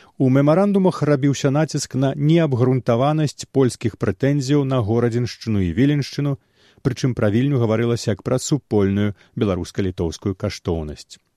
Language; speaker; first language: Belarusian; native; Belarusian